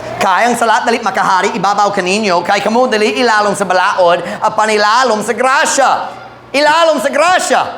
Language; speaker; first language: Cebuano; non-native, fluent; English